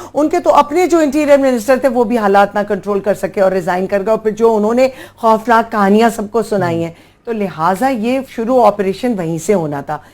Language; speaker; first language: Urdu; native; Urdu